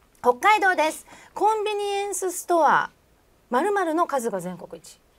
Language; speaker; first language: Japanese; native; Japanese